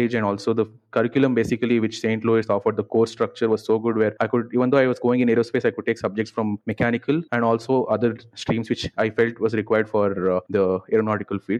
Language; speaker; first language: English; non-native, local second language; Kannada